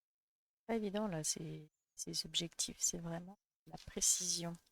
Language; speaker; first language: French; native; French